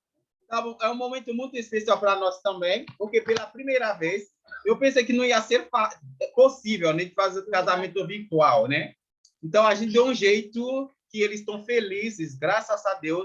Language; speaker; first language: Portuguese; non-native, fluent; Haitian Creole